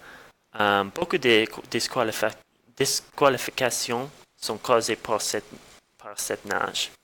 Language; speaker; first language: French; non-native, learner; English